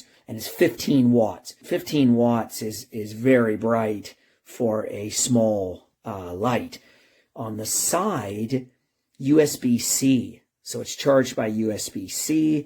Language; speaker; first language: English; native; English